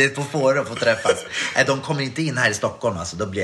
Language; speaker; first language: Swedish; native; Swedish